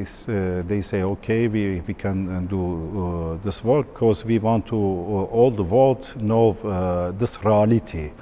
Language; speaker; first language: English; non-native, learner; Turkish